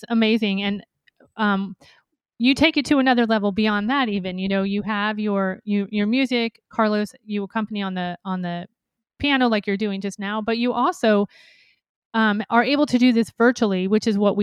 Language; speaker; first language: English; native; English